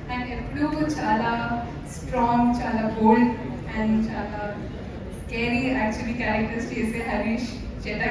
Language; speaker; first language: Telugu; non-native, fluent; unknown